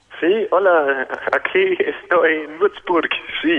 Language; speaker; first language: Spanish; non-native, fluent; German